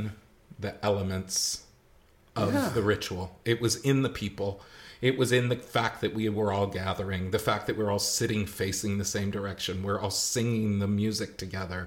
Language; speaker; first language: English; native; English